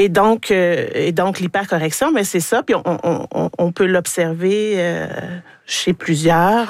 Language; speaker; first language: French; native; French